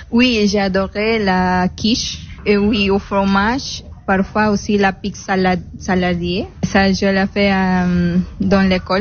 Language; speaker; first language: French; non-native, learner; Spanish